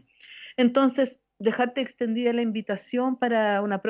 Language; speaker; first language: Spanish; native; Spanish